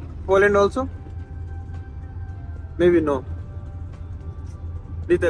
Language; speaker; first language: English; non-native, learner; Nepali